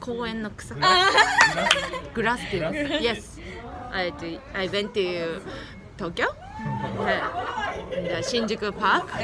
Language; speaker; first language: English; non-native, learner; Japanese